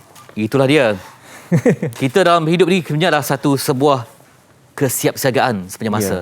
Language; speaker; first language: Malay; native; Malay